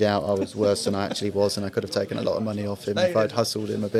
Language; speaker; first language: English; native; English